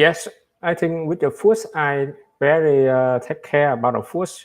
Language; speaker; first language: English; non-native, learner; Vietnamese